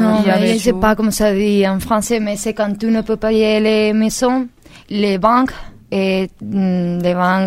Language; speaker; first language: French; non-native, learner; Spanish